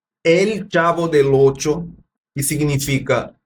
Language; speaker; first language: Spanish; non-native, learner; Portuguese